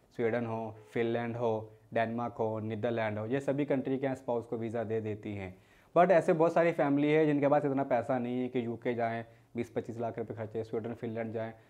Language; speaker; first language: Hindi; native; Hindi